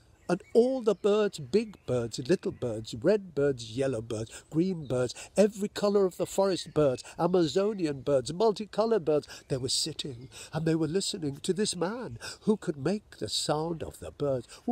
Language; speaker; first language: English; native; English